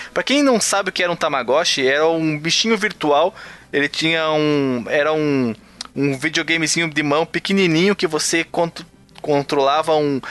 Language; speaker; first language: Portuguese; native; Portuguese